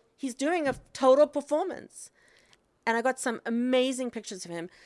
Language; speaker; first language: English; native; English